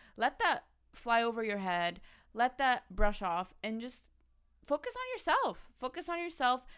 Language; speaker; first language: English; early bilingual, other home language; Arabic